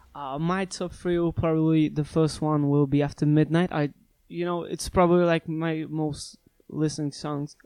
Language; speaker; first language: English; non-native, fluent; Polish